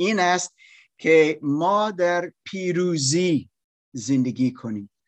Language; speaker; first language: Persian; non-native, learner; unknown